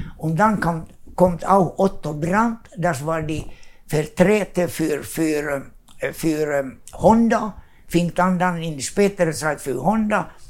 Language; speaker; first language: German; non-native, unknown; Swedish